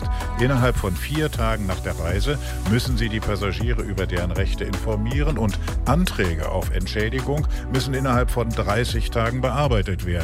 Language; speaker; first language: German; native; German